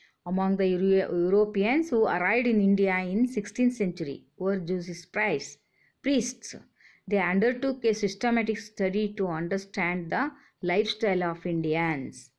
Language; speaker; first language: English; non-native, local second language; Kannada